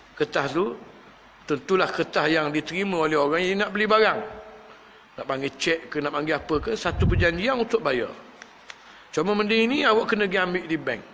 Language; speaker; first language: Malay; native; Malay